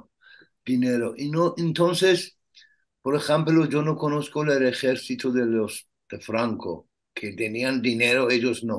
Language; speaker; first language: Spanish; non-native, learner; Persian